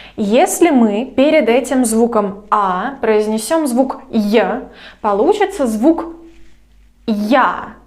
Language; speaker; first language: Russian; native; Russian